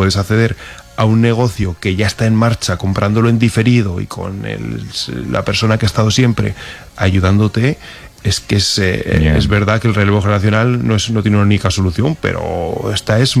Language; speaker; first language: Spanish; native; Spanish